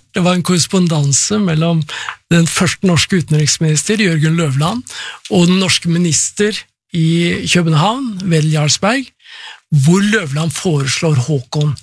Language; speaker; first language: Norwegian; native; Norwegian